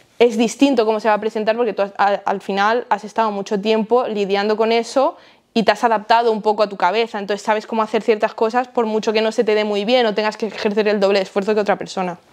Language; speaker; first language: Spanish; early bilingual, heritage; Spanish